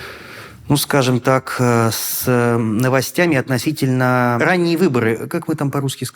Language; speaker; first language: Russian; native; Russian